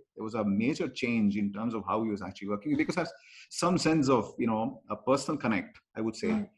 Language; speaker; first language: English; non-native, local second language; Kannada